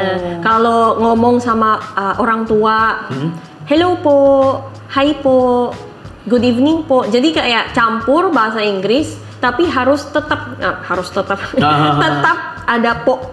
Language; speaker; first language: Indonesian; non-native, learner; Filipino